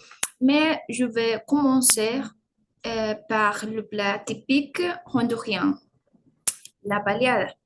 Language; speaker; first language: French; non-native, learner; Spanish